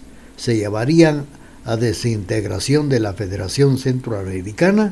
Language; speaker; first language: Spanish; native; Spanish